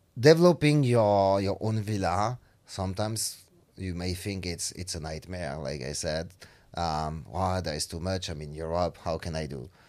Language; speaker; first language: English; non-native, fluent; French